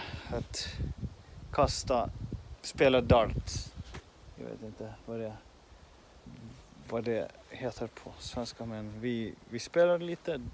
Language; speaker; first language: Swedish; non-native, learner; Finnish